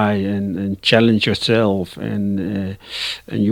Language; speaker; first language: English; non-native, learner; Dutch